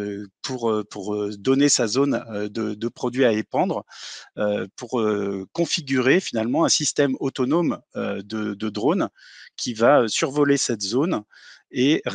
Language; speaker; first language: French; native; French